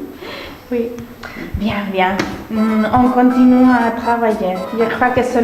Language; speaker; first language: French; non-native, learner; Spanish